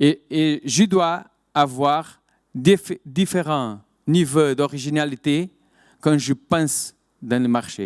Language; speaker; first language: French; non-native, fluent; Portuguese